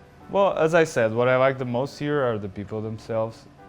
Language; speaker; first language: English; non-native, fluent; Portuguese